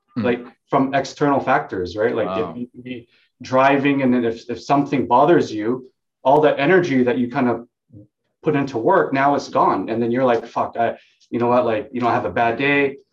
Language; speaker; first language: English; non-native, local second language; Vietnamese